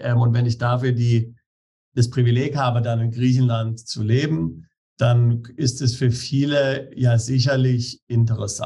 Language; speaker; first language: German; native; German